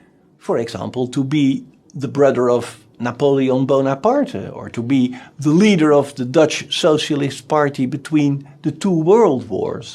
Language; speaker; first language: English; non-native, fluent; Dutch